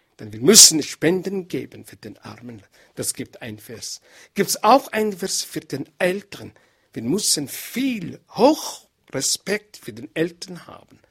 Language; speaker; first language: German; non-native, learner; Arabic